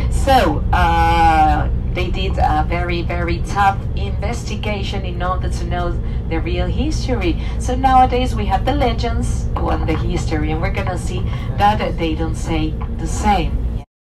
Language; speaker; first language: English; non-native, fluent; Spanish